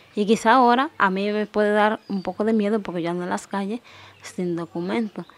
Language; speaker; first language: Spanish; native; Spanish